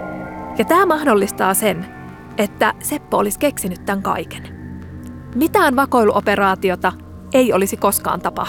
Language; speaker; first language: Finnish; native; Finnish